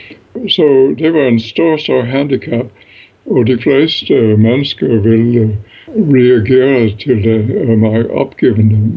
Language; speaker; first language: Danish; non-native, fluent; English